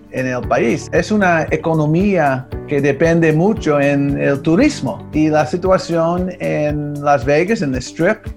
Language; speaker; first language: Spanish; early bilingual, heritage; Spanish